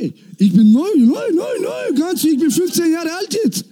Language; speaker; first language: German; non-native, learner; Turkish